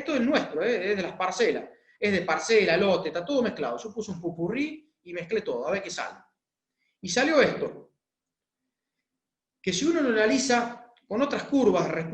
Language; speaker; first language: Spanish; native; Spanish